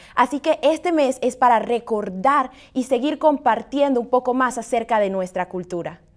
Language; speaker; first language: Spanish; native; Spanish